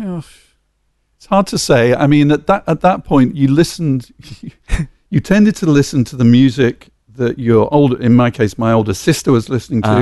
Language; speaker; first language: English; native; English